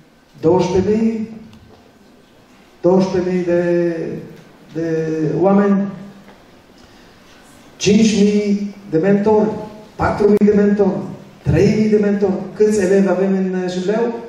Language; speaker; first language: Romanian; early bilingual, other home language; Hebrew